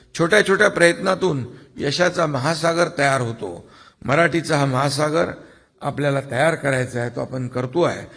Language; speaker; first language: Marathi; native; Marathi